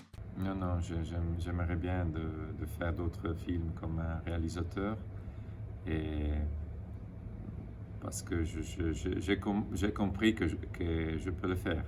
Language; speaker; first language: French; non-native, fluent; Italian